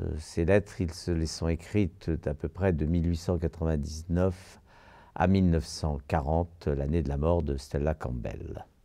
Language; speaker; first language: French; native; French